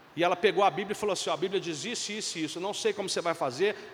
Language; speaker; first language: Portuguese; non-native, fluent; Italian